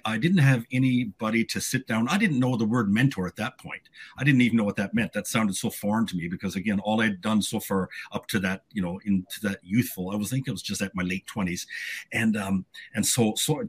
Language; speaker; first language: English; native; English